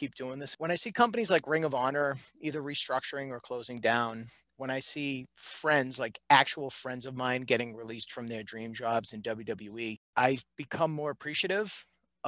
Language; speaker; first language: English; native; English